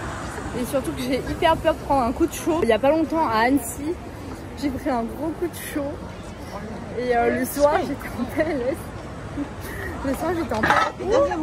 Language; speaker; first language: French; native; French